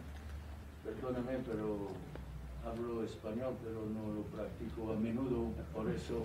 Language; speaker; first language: Spanish; non-native, fluent; French